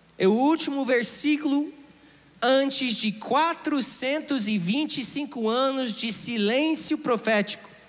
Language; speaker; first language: Portuguese; non-native, fluent; English